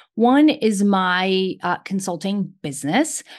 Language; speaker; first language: English; non-native, fluent; Portuguese